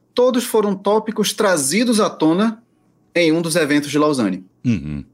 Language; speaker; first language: Portuguese; native; Portuguese